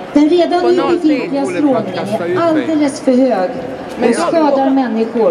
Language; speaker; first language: Swedish; native; Swedish